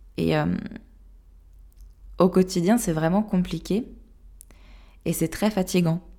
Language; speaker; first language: French; native; French